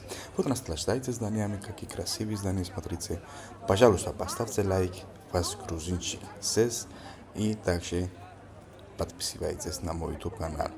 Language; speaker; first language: Russian; non-native, learner; Georgian